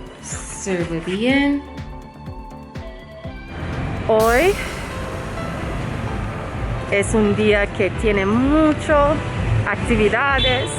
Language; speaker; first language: Spanish; non-native, learner; English